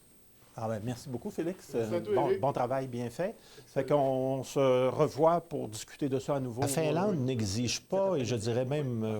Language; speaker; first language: French; native; French